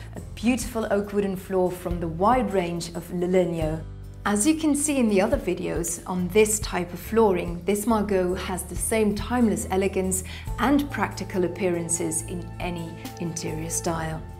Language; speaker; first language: English; non-native, fluent; Dutch